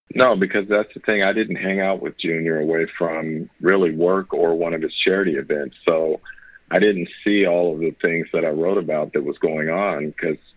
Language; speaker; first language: English; native; English